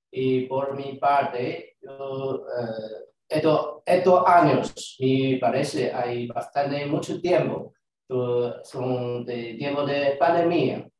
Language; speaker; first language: Spanish; non-native, learner; Chinese